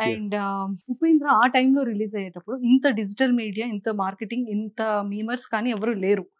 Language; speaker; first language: Telugu; native; Telugu